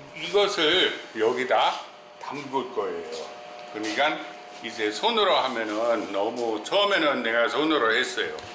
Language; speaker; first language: Korean; non-native, fluent; German